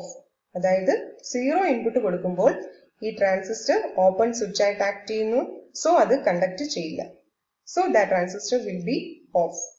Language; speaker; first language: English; non-native, local second language; Malayalam